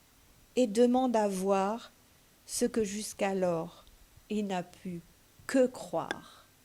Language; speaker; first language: French; native; French